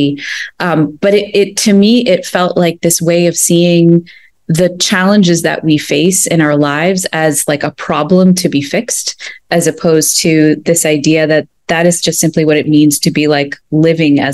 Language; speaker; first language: English; native; English